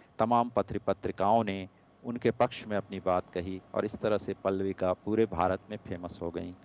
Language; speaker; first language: Hindi; non-native, local second language; Gujarati